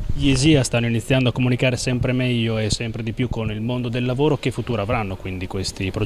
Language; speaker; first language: Italian; native; Italian